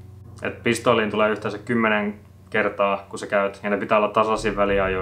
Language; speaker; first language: Finnish; native; Finnish